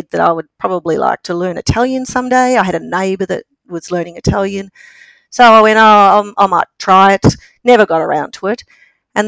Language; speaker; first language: English; native; English